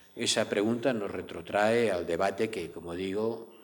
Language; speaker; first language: Spanish; native; Spanish